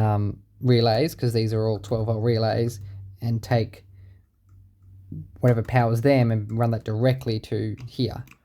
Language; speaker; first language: English; native; English